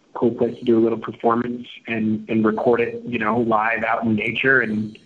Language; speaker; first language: English; native; English